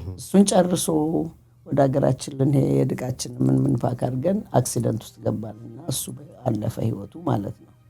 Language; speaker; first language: Amharic; native; Amharic